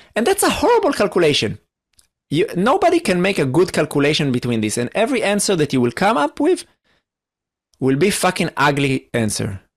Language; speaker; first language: English; non-native, fluent; Hebrew